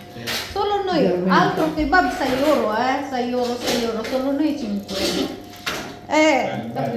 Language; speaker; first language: Italian; non-native, learner; Filipino